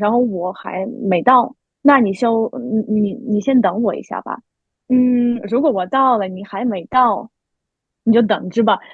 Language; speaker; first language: Chinese; non-native, fluent; Russian